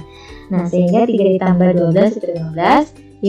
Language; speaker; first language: Indonesian; native; Indonesian